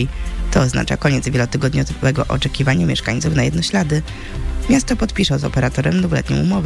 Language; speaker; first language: Polish; native; Polish